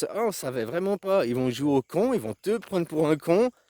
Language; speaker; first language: French; native; French